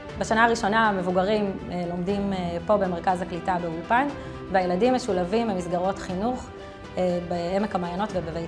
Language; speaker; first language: Hebrew; native; Hebrew